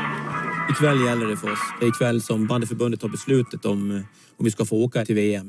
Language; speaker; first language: Swedish; native; Swedish